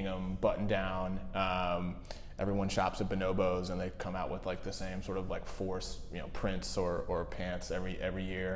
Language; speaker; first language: English; native; English